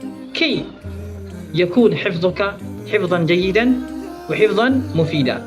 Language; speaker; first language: Arabic; non-native, fluent; Indonesian